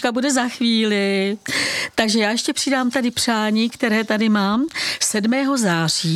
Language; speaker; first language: Czech; native; Czech